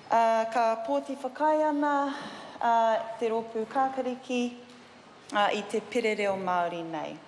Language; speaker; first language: Māori; non-native, learner; English